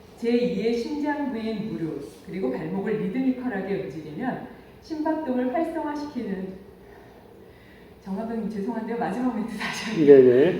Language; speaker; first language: Korean; native; Korean